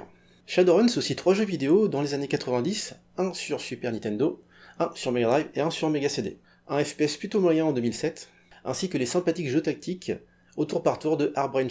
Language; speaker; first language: French; native; French